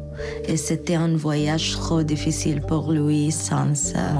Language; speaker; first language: French; non-native, learner; Arabic